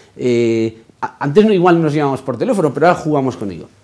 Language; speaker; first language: Spanish; native; Spanish